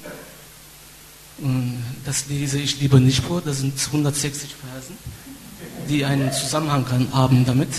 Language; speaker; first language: German; non-native, fluent; Turkish